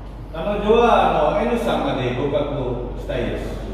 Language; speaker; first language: Japanese; non-native, fluent; Indonesian